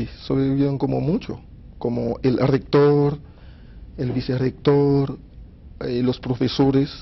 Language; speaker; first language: Spanish; non-native, fluent; Haitian Creole